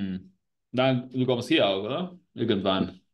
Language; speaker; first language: German; non-native, learner; Spanish